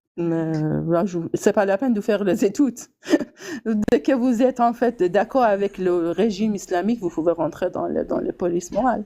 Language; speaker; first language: French; non-native, fluent; Persian